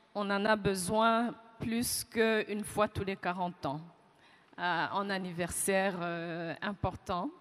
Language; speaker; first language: French; non-native, local second language; Kinyarwanda